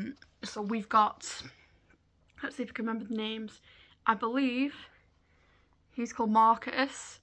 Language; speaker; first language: English; native; English